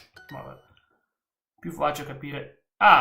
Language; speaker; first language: Italian; native; Italian